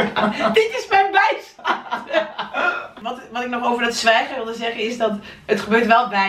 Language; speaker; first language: Dutch; native; Dutch